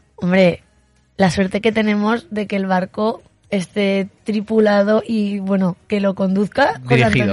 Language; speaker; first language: Spanish; native; Spanish